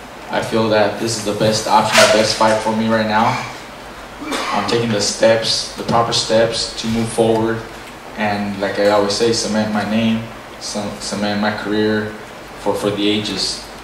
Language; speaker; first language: English; early bilingual, other home language; Spanish